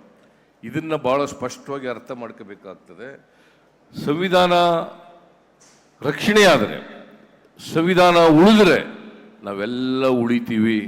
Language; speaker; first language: Kannada; native; Kannada